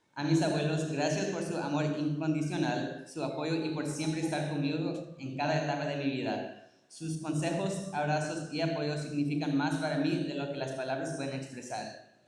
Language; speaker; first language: Spanish; early bilingual, other home language; English